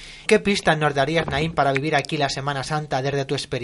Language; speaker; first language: Spanish; native; Spanish